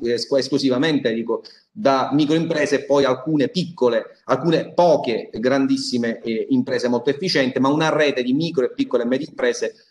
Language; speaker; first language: Italian; native; Italian